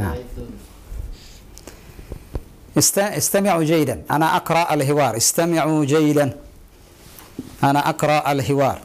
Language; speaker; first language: Arabic; non-native, fluent; Indonesian